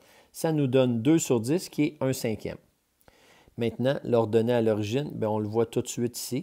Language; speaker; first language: French; native; French